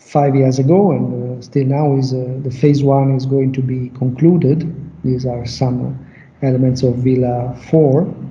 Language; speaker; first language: English; non-native, learner; Italian